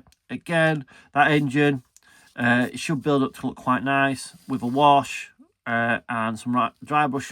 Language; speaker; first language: English; native; English